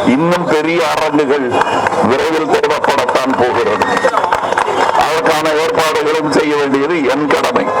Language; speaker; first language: Tamil; native; Tamil